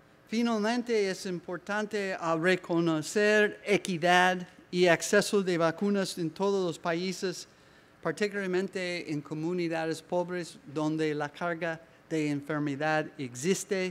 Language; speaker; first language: Spanish; non-native, learner; English